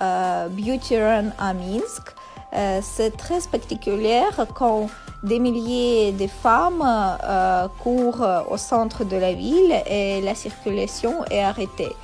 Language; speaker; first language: French; non-native, fluent; Russian